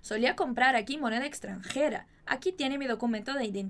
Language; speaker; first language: Spanish; non-native, fluent; Portuguese